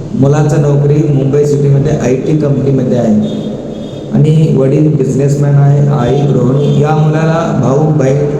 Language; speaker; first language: Marathi; non-native, local second language; Kannada